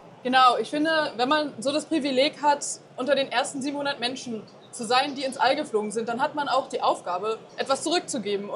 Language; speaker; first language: German; native; German